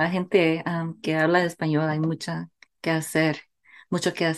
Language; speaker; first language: Spanish; early bilingual, heritage; English